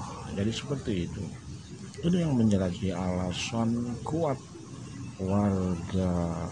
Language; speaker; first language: Indonesian; native; Indonesian